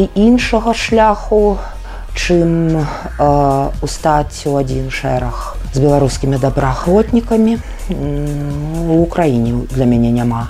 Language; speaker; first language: Belarusian; non-native, local second language; Russian